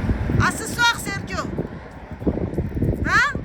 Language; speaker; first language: French; non-native, learner; Armenian